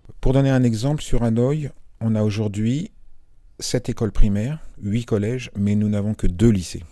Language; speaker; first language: French; native; French